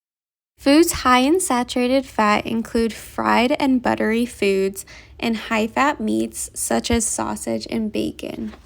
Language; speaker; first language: English; native; English